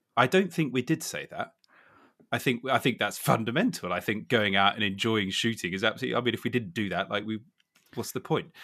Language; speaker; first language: English; native; English